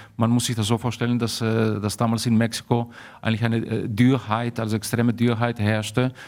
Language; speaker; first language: German; early bilingual, heritage; German